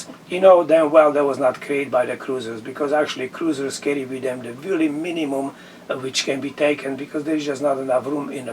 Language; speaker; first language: English; non-native, fluent; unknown